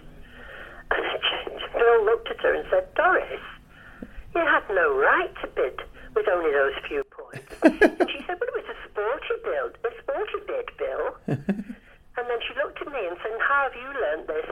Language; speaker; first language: English; native; English